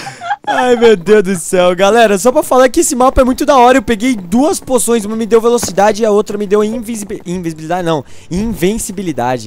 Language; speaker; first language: Portuguese; native; Portuguese